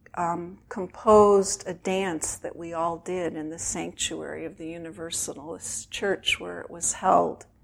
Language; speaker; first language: English; native; English